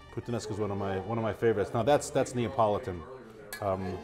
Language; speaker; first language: English; native; English